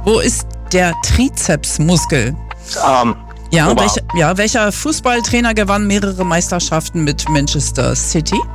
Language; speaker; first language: German; native; German